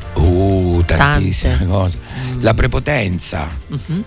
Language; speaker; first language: Italian; native; Italian